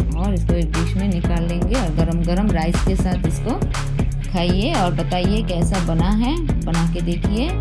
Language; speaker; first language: Hindi; non-native, local second language; Bangla